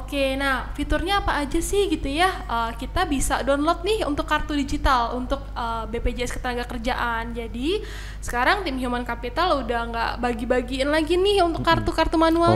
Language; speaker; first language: Indonesian; native; Indonesian